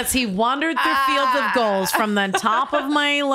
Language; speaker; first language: English; native; English